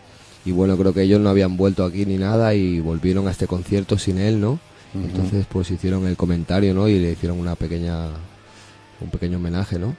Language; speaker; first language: Spanish; native; Spanish